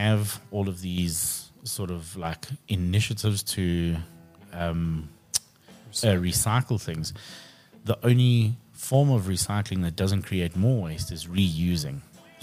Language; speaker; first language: English; native; English